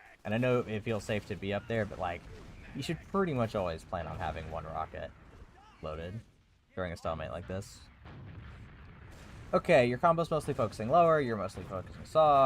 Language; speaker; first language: English; native; English